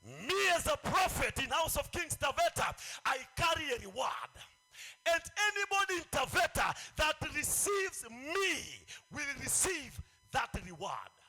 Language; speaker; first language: English; non-native, local second language; Swahili